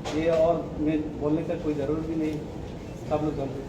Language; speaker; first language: Hindi; non-native, local second language; Kok Borok